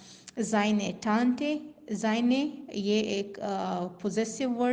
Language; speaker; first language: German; non-native, learner; Urdu